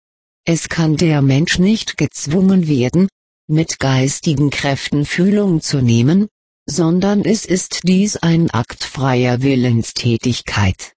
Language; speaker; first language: German; native; German